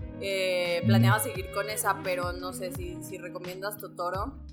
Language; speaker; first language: Spanish; native; Spanish